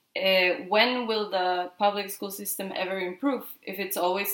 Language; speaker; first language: English; non-native, fluent; Spanish